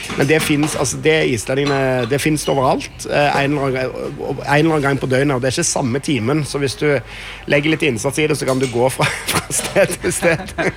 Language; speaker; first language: Norwegian; native; Norwegian